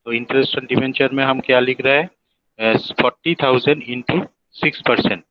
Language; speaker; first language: Hindi; non-native, local second language; Bangla